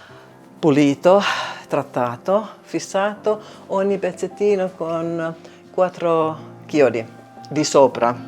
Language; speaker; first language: Italian; non-native, learner; Finnish